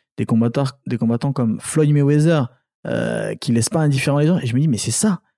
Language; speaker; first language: French; early bilingual, other home language; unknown